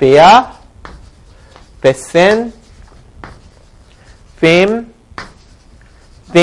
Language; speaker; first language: German; non-native, fluent; Korean